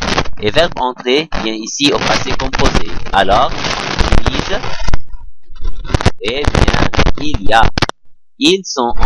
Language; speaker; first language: French; non-native, fluent; Arabic